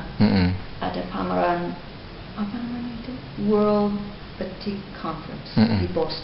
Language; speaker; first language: Indonesian; non-native, fluent; English